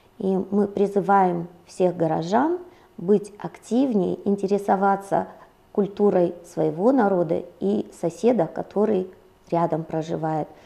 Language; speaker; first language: Russian; native; Russian